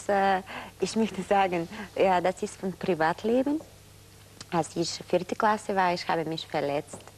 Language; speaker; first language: German; non-native, fluent; Bulgarian